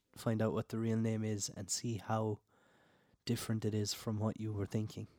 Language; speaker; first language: English; native; English